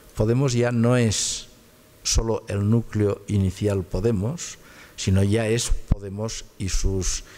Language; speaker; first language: Spanish; native; Spanish